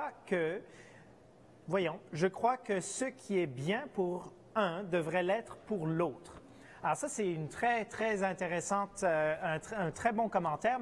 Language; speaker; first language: French; native; French